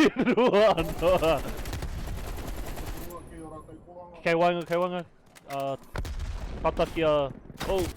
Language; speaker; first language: Māori; non-native, local second language; English